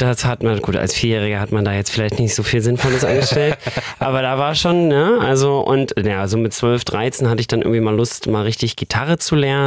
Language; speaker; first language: German; native; German